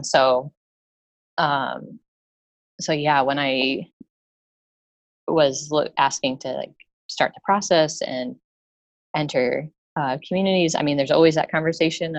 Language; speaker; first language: English; native; English